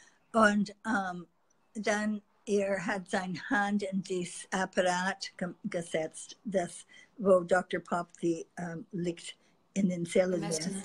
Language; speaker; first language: German; non-native, fluent; English